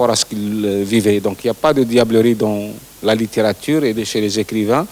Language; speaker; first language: French; non-native, local second language; Arabic